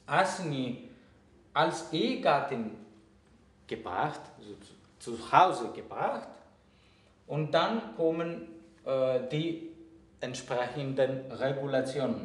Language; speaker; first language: German; non-native, fluent; Greek